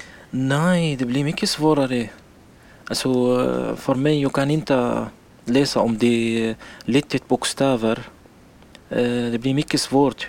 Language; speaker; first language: Swedish; non-native, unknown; Arabic